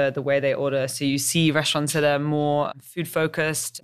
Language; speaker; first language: English; native; English